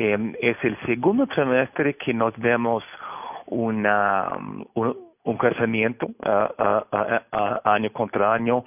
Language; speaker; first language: Spanish; non-native, fluent; Portuguese